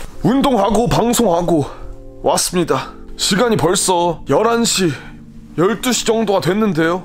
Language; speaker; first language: Korean; early bilingual, heritage; Korean